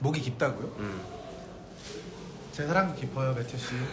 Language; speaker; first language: Korean; native; Korean